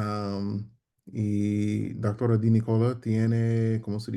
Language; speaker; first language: Spanish; non-native, learner; English